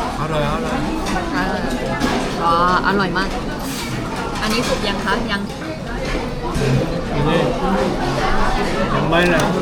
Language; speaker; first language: Thai; native; Thai